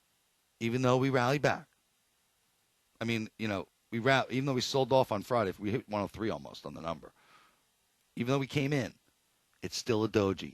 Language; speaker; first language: English; native; English